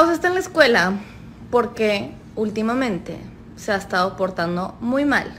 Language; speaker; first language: Spanish; native; Spanish